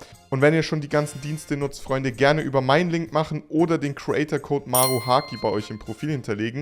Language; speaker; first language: German; native; German